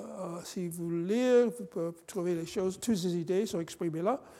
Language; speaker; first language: French; non-native, fluent; English